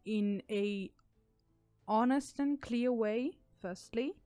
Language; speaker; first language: English; non-native, fluent; Italian